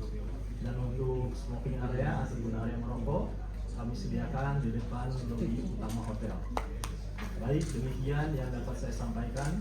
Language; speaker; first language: Indonesian; native; Indonesian